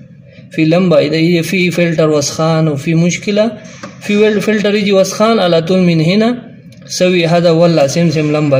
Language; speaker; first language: Arabic; non-native, learner; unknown